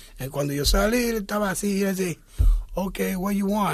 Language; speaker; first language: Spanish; early bilingual, heritage; English